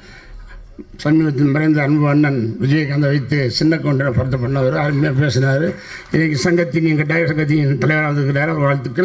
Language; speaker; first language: Tamil; native; Tamil